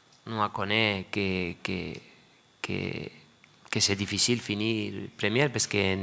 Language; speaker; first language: French; non-native, learner; Spanish